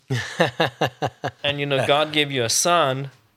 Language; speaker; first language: English; non-native, fluent; Ukrainian